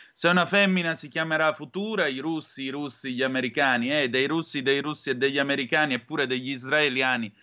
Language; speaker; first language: Italian; native; Italian